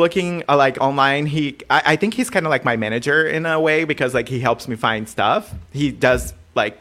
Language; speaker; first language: English; non-native, fluent; Portuguese